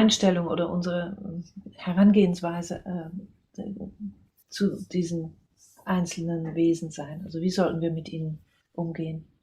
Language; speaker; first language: German; non-native, fluent; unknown